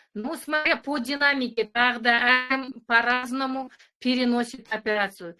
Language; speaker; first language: Russian; non-native, local second language; Kazakh